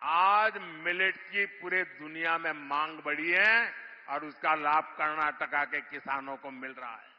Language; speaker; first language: Hindi; non-native, local second language; Gujarati